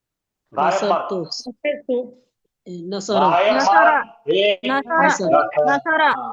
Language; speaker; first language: Hindi; native; Hindi